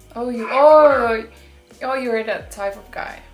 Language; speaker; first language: English; non-native, learner; Indonesian